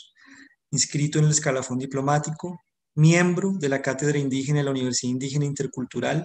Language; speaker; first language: Spanish; native; Spanish